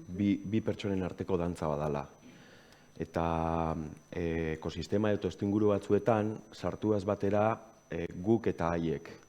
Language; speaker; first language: Basque; native; Basque